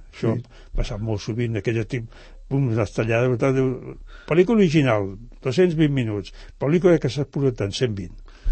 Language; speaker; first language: Catalan; native; Catalan